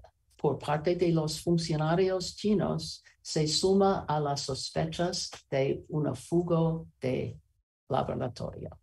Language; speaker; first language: Spanish; non-native, learner; English